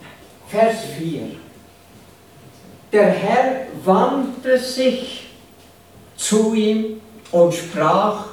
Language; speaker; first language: German; non-native, fluent; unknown